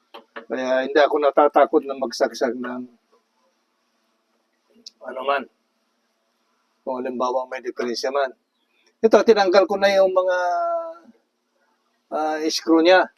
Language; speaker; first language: Filipino; native; Filipino